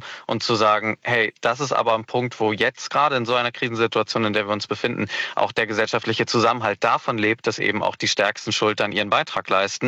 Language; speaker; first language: German; native; German